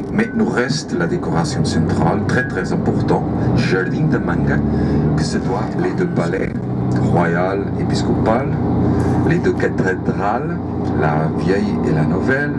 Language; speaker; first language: French; non-native, fluent; Portuguese